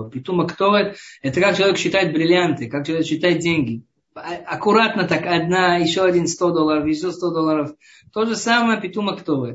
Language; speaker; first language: Russian; early bilingual, heritage; Hebrew